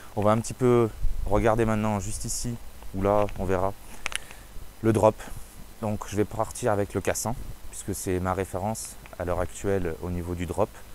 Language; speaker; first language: French; native; French